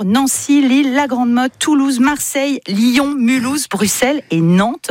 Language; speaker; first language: French; native; French